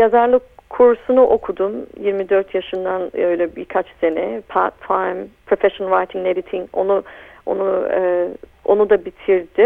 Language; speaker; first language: Turkish; early bilingual, heritage; Turkish